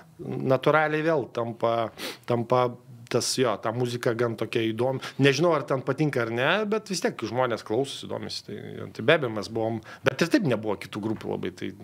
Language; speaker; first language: Lithuanian; native; Lithuanian